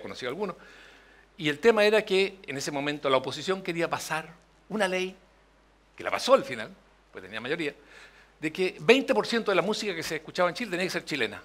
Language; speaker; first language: Spanish; native; Spanish